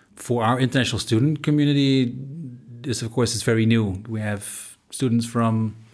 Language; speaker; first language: English; non-native, fluent; Dutch